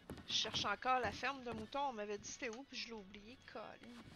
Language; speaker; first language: French; native; French